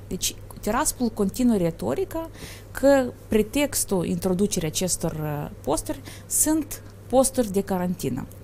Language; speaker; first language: Romanian; native; Romanian